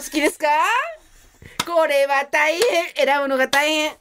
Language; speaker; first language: Japanese; native; Japanese